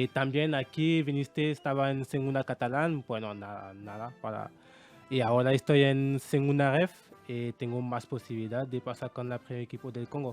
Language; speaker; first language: Spanish; non-native, learner; French